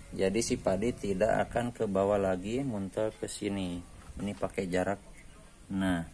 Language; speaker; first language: Indonesian; non-native, local second language; Sundanese